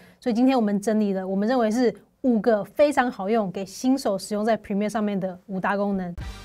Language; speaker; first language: Chinese; native; Chinese